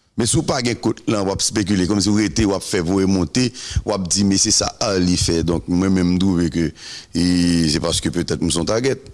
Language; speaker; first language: French; non-native, local second language; Haitian Creole